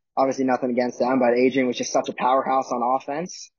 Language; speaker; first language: English; native; English